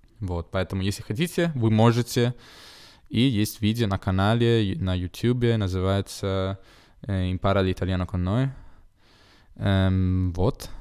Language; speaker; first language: Russian; non-native, fluent; Italian